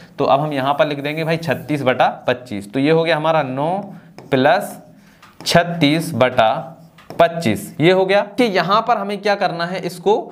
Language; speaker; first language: Hindi; native; Hindi